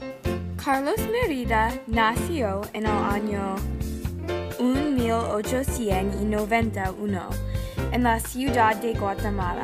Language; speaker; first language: Spanish; non-native, learner; English